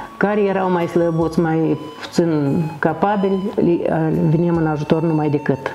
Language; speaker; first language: Romanian; native; Romanian